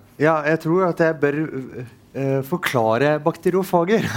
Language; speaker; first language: Norwegian; non-native, fluent; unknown